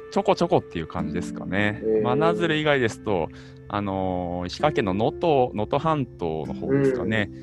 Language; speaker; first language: Japanese; native; Japanese